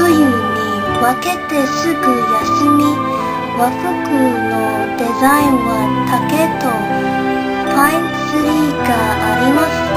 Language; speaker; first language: Japanese; non-native, learner; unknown